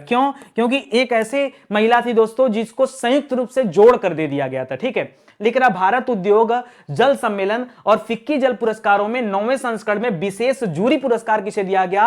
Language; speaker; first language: Hindi; native; Hindi